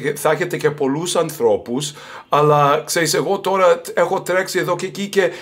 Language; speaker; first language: Greek; early bilingual, heritage; Greek